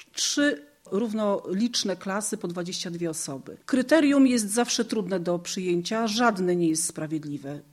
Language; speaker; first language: Polish; native; Polish